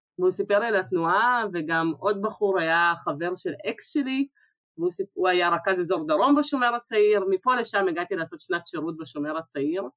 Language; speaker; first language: Hebrew; early bilingual, other home language; Russian